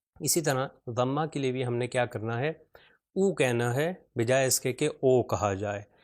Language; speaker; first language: Urdu; non-native, local second language; Punjabi